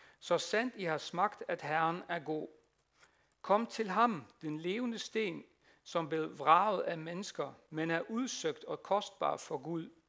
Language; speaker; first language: Danish; non-native, fluent; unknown